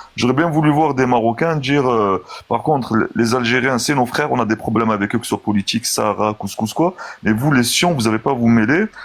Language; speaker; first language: French; early bilingual, other home language; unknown